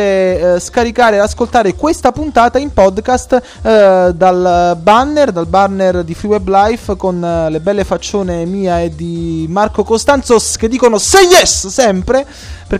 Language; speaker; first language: Italian; native; Italian